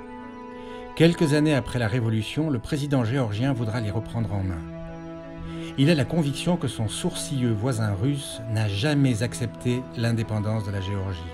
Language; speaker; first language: French; native; French